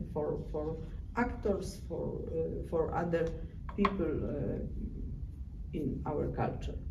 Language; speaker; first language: English; non-native, learner; Polish